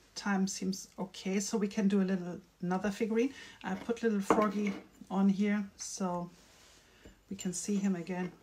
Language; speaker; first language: English; non-native, fluent; German